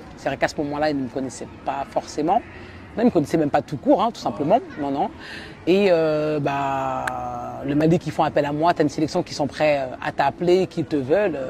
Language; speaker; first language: French; native; French